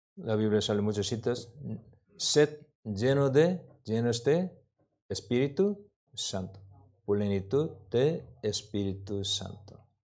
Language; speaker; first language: Spanish; non-native, learner; Korean